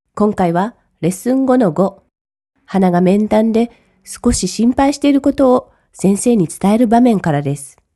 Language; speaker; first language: Japanese; native; Japanese